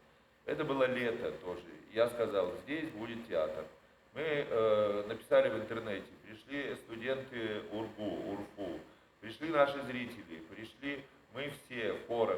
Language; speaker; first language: Russian; native; Russian